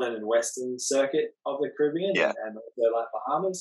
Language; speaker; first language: English; native; English